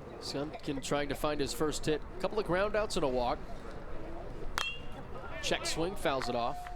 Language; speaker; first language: English; native; English